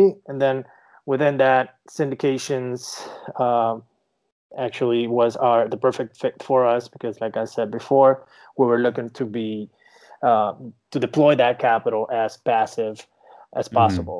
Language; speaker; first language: English; non-native, fluent; Spanish